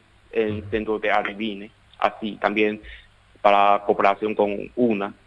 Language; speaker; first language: Spanish; non-native, learner; Chinese